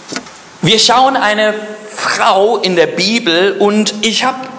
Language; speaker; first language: German; non-native, fluent; English